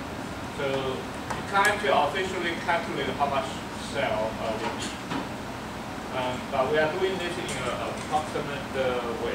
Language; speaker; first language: English; non-native, fluent; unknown